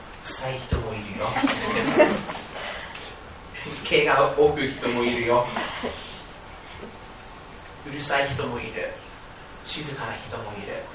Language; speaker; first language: Japanese; non-native, fluent; English